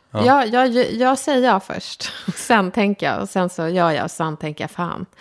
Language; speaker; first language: Swedish; native; Swedish